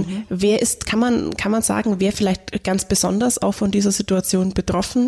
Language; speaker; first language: German; native; German